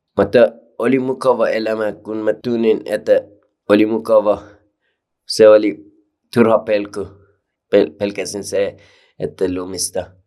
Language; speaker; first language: Finnish; non-native, learner; Persian